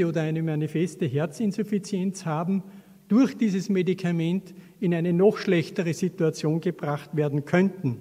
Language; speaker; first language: German; native; German